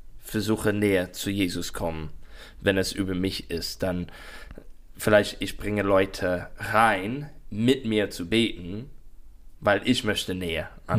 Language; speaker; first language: German; non-native, learner; English